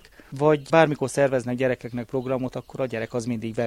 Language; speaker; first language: Hungarian; native; Hungarian